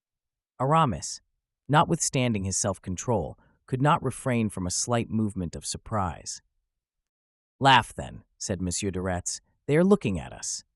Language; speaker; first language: English; native; English